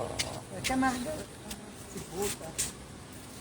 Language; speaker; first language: French; native; French